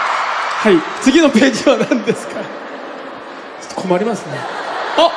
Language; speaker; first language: Japanese; non-native, fluent; Korean